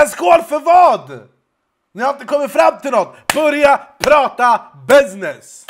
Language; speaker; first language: Swedish; native; Swedish